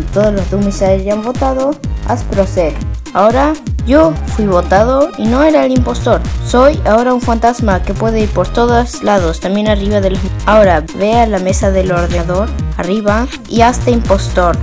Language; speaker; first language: Spanish; native; Spanish